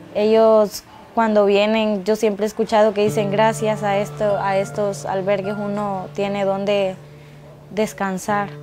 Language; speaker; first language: Spanish; native; Spanish